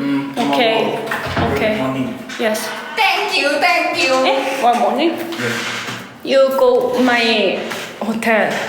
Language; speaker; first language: English; non-native, learner; Thai